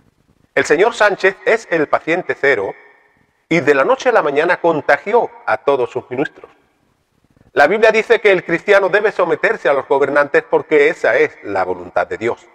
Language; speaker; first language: Spanish; native; Spanish